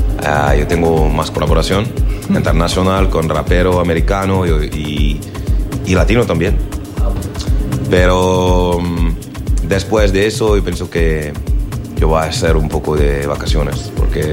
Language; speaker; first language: Spanish; non-native, learner; French